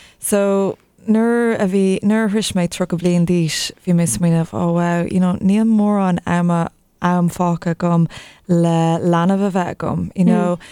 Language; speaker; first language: Irish; non-native, local second language; English